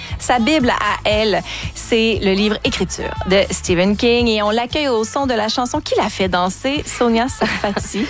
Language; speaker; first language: French; native; French